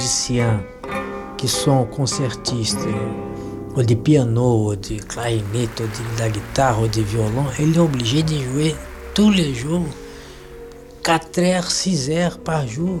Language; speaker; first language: French; non-native, fluent; Portuguese